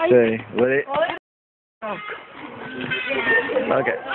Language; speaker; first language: Spanish; non-native, learner; English